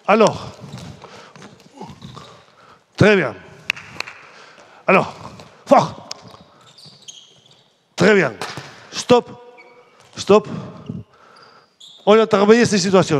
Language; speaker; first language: French; non-native, fluent; Spanish